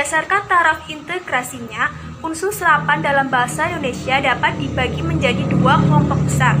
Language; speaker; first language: Indonesian; native; Indonesian